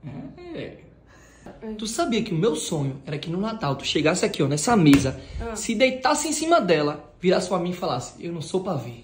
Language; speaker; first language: Portuguese; native; Portuguese